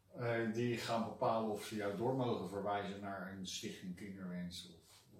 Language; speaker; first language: Dutch; native; Dutch